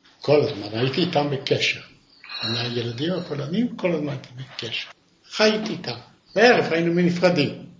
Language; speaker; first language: Hebrew; non-native, fluent; Yiddish